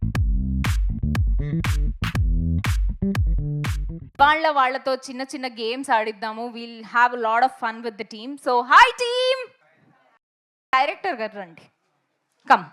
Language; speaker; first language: Telugu; native; Telugu